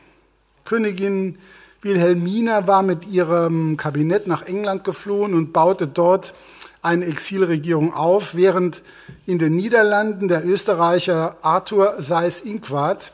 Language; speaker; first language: German; native; German